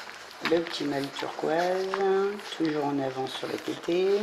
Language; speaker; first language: French; native; French